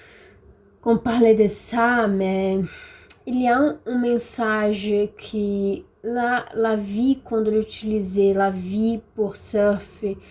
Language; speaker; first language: French; non-native, learner; Portuguese